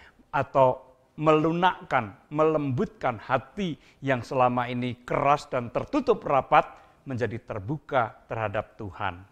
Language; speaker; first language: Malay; non-native, local second language; Indonesian